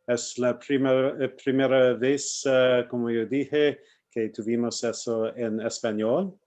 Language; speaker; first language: Spanish; non-native, learner; English